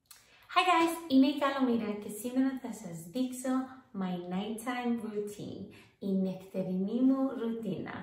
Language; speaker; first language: Greek; early bilingual, heritage; English